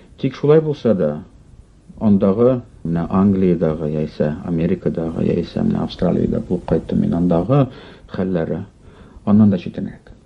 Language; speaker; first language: Tatar; non-native, local second language; Russian